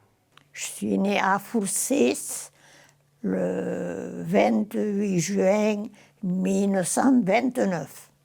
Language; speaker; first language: French; non-native, local second language; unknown